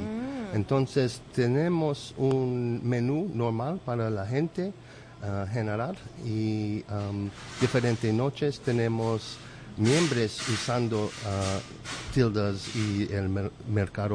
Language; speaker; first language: Spanish; non-native, learner; English